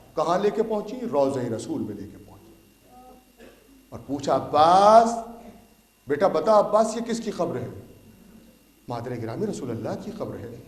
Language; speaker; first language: Urdu; native; Urdu